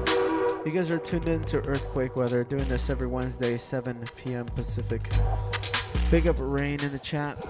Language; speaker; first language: English; native; English